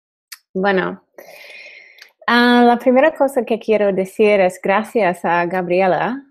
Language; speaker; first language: Spanish; non-native, learner; English